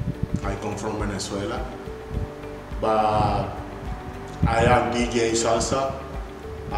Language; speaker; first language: English; non-native, learner; Spanish